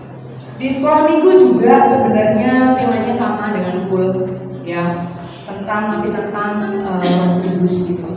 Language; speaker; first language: Indonesian; native; Indonesian